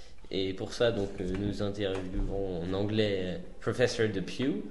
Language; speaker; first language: French; native; French